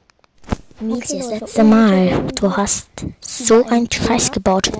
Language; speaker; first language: German; native; German